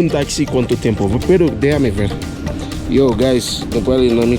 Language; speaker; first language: Spanish; non-native, learner; Haitian Creole